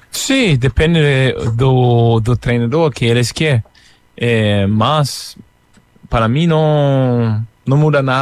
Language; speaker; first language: Portuguese; non-native, fluent; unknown